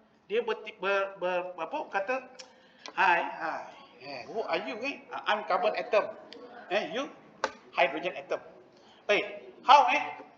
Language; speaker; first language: English; non-native, local second language; Malay